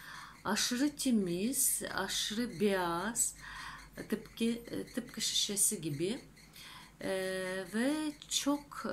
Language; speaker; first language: Turkish; non-native, fluent; Russian